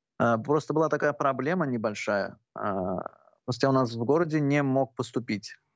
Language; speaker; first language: Russian; non-native, local second language; Azerbaijani